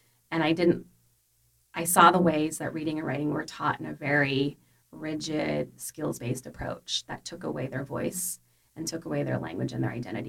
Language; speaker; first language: English; early bilingual, other home language; Spanish